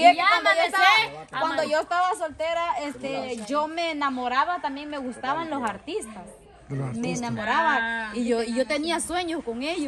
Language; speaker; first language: Spanish; native; Spanish